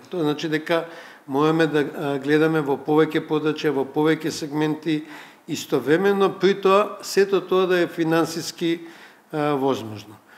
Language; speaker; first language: Macedonian; native; Macedonian